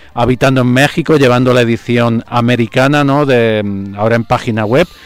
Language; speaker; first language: Spanish; native; Spanish